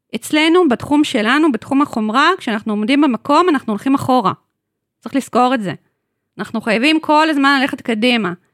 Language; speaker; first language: Hebrew; non-native, fluent; Russian